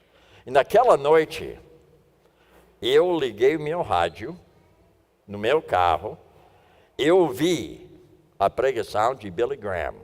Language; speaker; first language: Portuguese; non-native, fluent; English